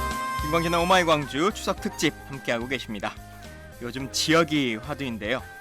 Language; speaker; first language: Korean; native; Korean